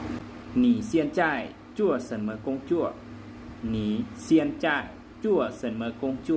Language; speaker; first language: Chinese; non-native, learner; Lao